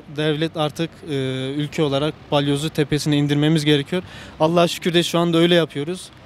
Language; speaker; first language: Turkish; native; Turkish